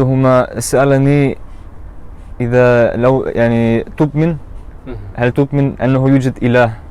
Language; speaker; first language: Arabic; non-native, learner; German